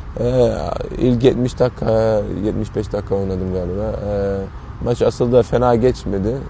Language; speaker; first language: Turkish; early bilingual, heritage; Turkish